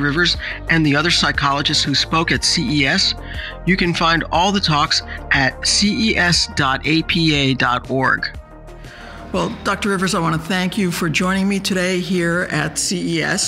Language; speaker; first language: English; native; English